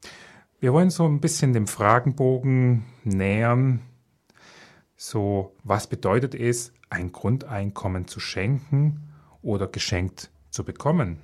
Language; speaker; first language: German; native; German